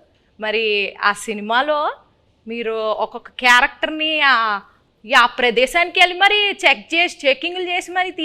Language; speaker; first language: Telugu; native; Telugu